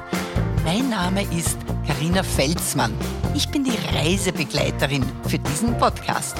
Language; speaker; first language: German; native; German